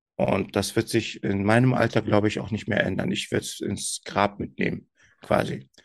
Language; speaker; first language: German; early bilingual, other home language; Turkish